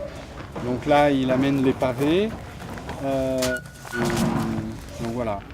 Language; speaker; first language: French; native; French